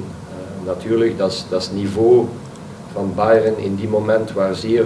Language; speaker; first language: German; non-native, fluent; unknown